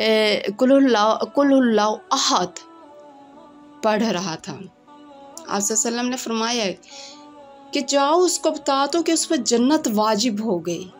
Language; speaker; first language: Urdu; native; Urdu